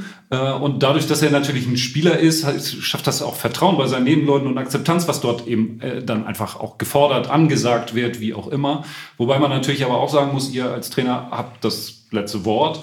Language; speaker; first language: German; native; German